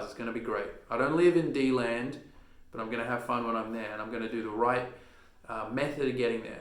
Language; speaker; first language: English; native; English